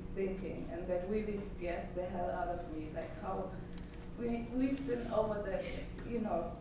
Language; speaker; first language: English; non-native, fluent; German